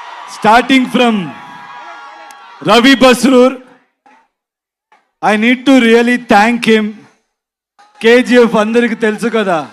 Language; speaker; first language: Telugu; non-native, local second language; Kannada